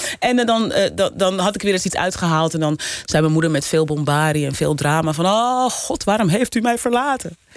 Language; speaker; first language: Dutch; native; Dutch